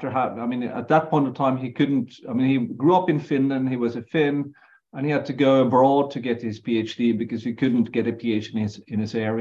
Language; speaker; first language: English; non-native, fluent; Norwegian